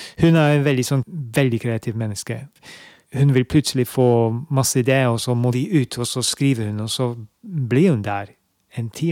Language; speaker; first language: Norwegian; non-native, fluent; English